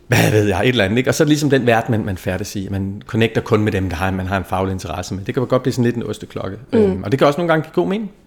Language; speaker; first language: Danish; native; Danish